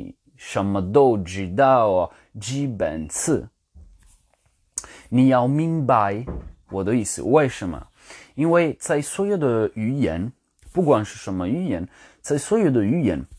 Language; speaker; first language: Chinese; non-native, learner; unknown